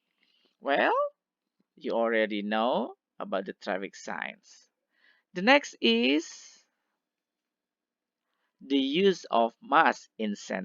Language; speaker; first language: English; non-native, learner; Indonesian